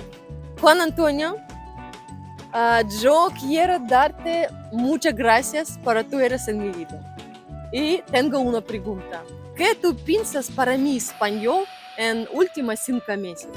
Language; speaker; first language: Spanish; non-native, learner; Ukrainian